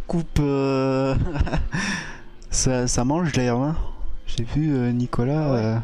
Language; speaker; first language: French; native; French